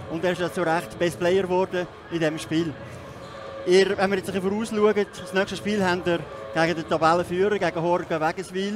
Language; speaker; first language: German; native; German